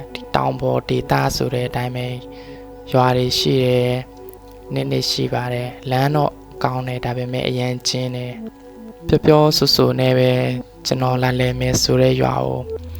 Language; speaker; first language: Burmese; native; Burmese